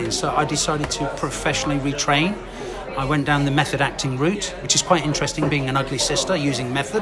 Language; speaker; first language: English; native; English